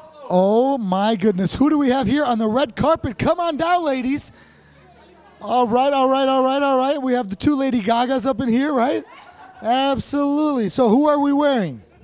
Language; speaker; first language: English; early bilingual, other home language; Russian